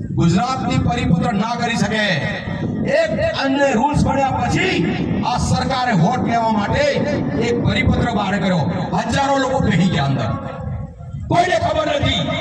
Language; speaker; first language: Gujarati; non-native, local second language; Bhili